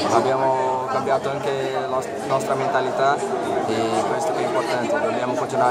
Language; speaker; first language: Italian; non-native, fluent; Portuguese